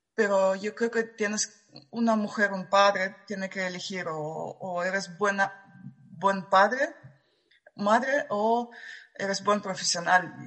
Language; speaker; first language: Spanish; non-native, fluent; Russian